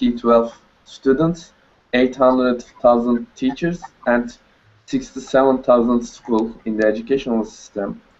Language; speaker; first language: English; non-native, learner; Turkish